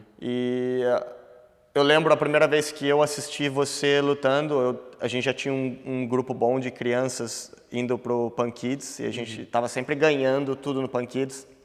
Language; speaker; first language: Portuguese; native; Portuguese